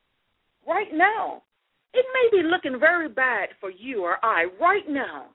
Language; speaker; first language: English; native; English